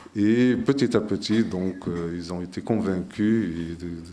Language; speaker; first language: French; non-native, local second language; Arabic